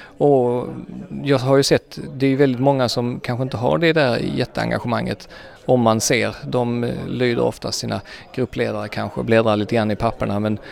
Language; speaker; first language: Swedish; native; Swedish